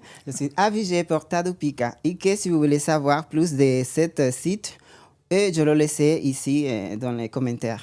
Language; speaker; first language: French; non-native, learner; Spanish